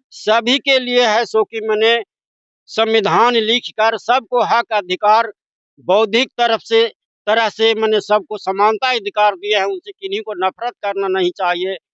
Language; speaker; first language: Hindi; native; Hindi